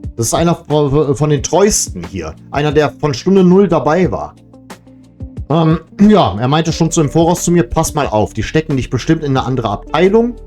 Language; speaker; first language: German; early bilingual, other home language; Serbian